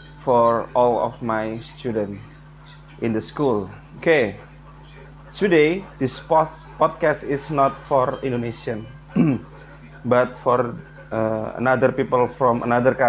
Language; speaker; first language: English; non-native, learner; Indonesian